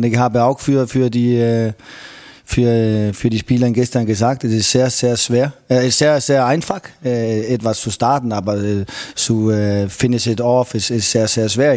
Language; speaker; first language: German; non-native, fluent; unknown